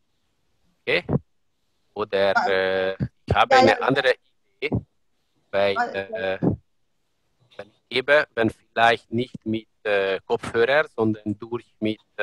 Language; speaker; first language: German; non-native, learner; Hungarian